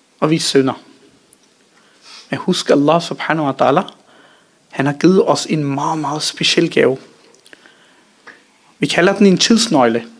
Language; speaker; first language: Danish; early bilingual, other home language; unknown